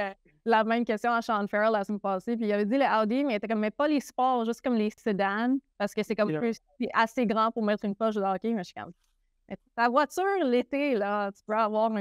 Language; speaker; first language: French; native; French